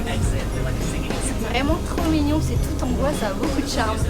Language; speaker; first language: French; native; French